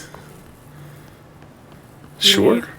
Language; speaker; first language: English; native; English